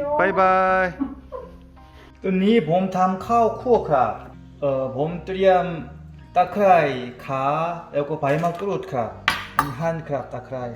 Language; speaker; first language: Thai; non-native, learner; Korean